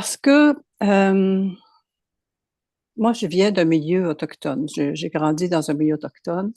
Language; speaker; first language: French; native; French